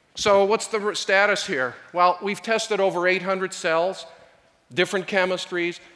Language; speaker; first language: English; native; English